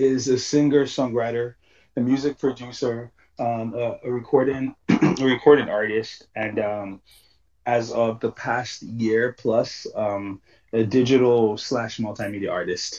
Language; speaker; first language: English; non-native, local second language; Yoruba